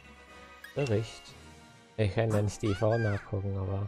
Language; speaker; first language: German; native; German